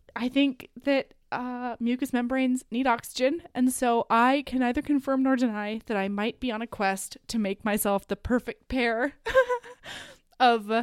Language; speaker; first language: English; native; English